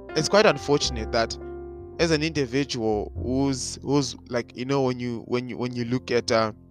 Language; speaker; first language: English; non-native, local second language; Shona